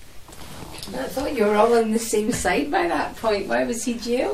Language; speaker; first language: English; native; English